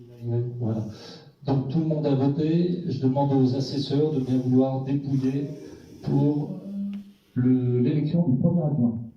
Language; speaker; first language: French; native; French